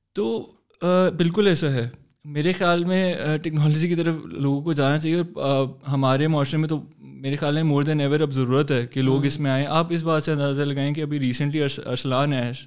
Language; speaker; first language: Urdu; native; Urdu